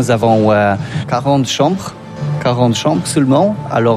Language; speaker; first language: French; non-native, learner; Polish